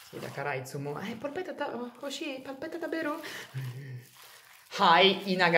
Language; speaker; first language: Japanese; non-native, learner; Italian